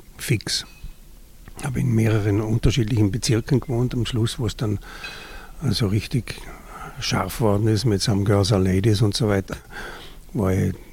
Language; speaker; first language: German; native; German